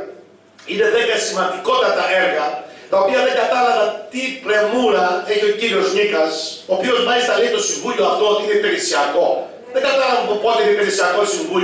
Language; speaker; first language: Greek; native; Greek